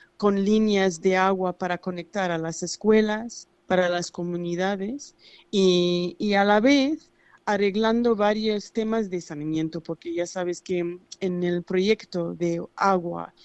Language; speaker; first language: Spanish; non-native, fluent; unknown